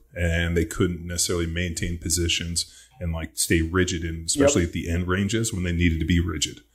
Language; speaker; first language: English; native; English